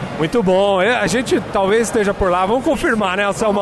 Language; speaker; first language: Portuguese; native; Portuguese